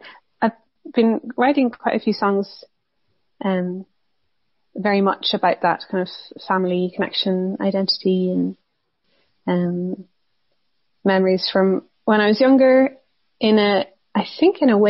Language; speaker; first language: English; native; English